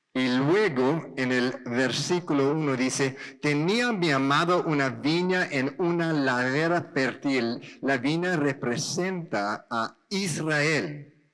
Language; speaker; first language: Spanish; non-native, learner; English